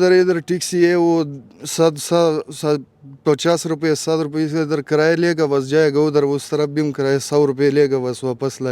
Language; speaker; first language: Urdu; non-native, local second language; Pashto